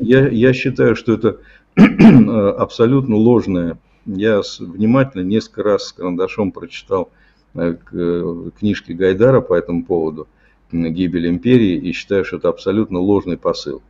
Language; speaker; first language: Russian; native; Russian